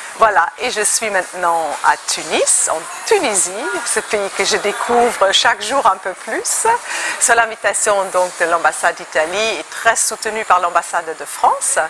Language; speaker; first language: French; non-native, fluent; German